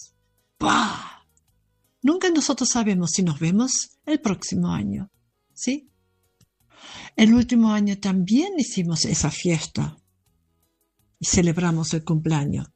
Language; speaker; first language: Spanish; non-native, learner; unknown